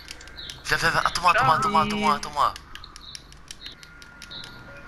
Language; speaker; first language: French; native; French